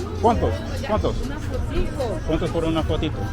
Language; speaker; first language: Spanish; non-native, learner; English